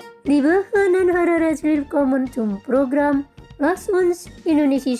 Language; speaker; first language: German; non-native, fluent; Indonesian